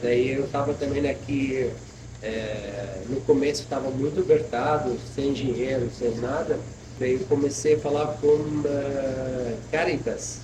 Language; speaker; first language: Portuguese; non-native, fluent; Arabic